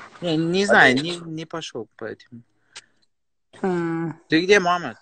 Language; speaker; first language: Russian; non-native, fluent; Persian